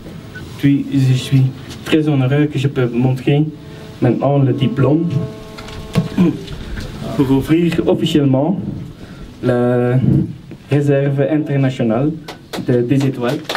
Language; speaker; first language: French; non-native, learner; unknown